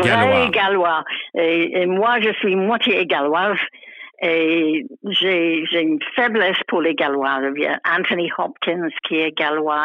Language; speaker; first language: French; non-native, fluent; English